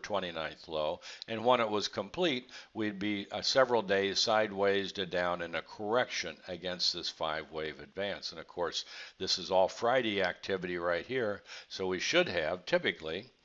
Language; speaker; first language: English; native; English